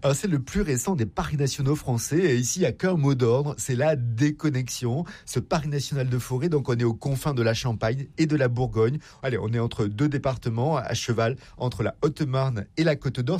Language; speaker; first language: French; native; French